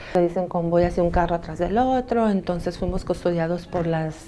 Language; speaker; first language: Spanish; early bilingual, other home language; Arabic